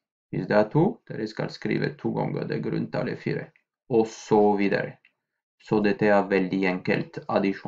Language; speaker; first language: Norwegian; non-native, fluent; French